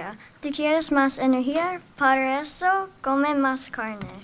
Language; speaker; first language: Spanish; non-native, learner; English